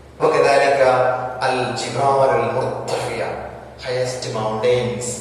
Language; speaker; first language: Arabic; non-native, fluent; Malayalam